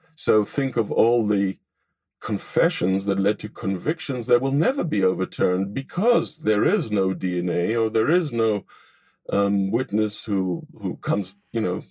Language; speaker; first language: English; non-native, fluent; Hebrew